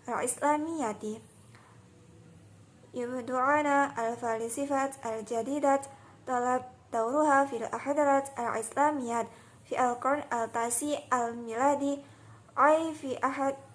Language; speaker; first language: Arabic; non-native, learner; Indonesian